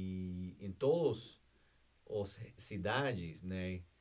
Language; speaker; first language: Portuguese; non-native, fluent; English